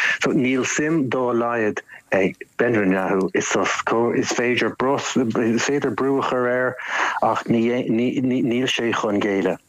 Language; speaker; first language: Irish; non-native, local second language; English